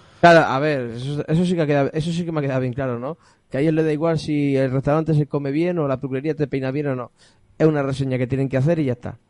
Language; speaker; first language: Spanish; native; Spanish